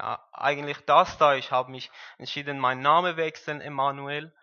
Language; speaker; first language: German; non-native, learner; Persian